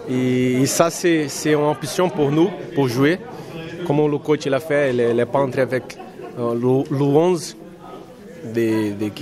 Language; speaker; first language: French; non-native, fluent; Czech